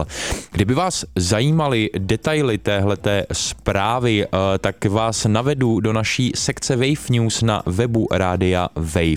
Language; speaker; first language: Czech; native; Czech